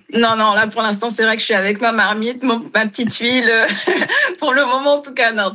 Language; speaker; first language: French; non-native, local second language; Wolof